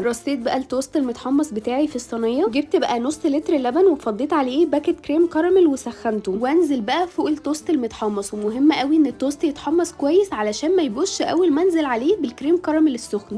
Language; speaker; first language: Arabic; native; Arabic